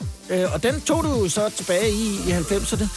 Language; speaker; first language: Danish; native; Danish